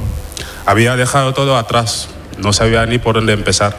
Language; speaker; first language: Spanish; non-native, fluent; Wolof